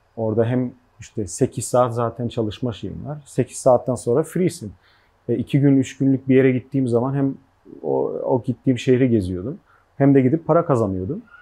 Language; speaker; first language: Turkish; early bilingual, heritage; Turkish